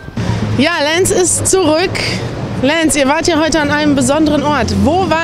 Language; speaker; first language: German; native; German